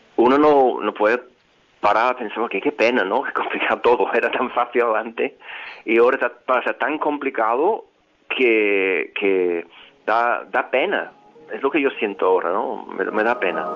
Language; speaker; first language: Spanish; non-native, fluent; English